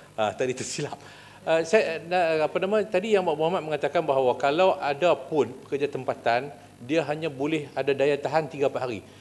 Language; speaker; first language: Malay; native; Malay